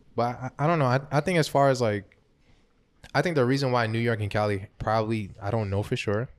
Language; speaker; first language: English; early bilingual, other home language; Haitian Creole